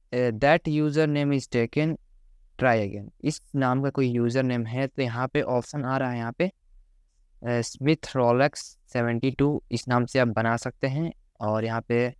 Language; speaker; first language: Hindi; native; Hindi